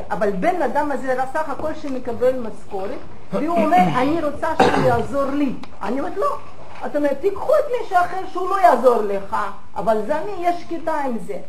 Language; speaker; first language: Hebrew; non-native, fluent; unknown